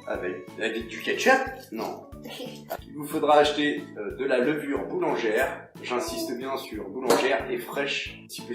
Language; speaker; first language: French; native; French